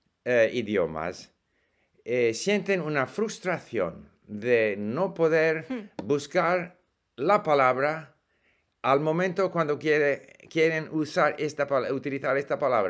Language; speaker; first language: Spanish; non-native, fluent; English